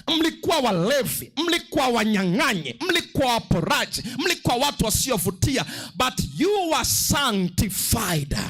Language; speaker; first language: Swahili; non-native, local second language; Luo (Kenya and Tanzania)